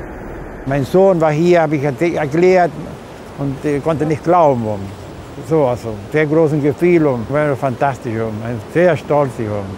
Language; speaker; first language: German; early bilingual, heritage; German